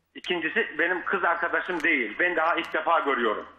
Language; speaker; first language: Turkish; native; Turkish